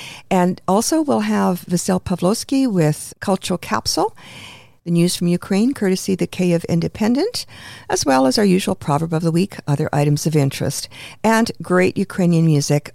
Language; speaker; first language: English; early bilingual, other home language; Ukrainian